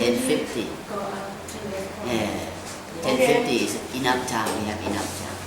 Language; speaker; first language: English; non-native, learner; Thai